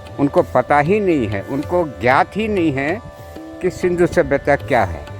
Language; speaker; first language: Hindi; native; Hindi